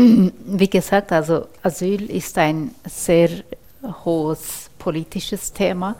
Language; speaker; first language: German; non-native, fluent; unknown